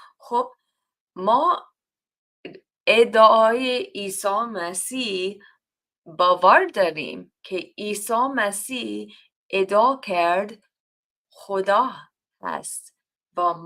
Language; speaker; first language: Persian; non-native, learner; English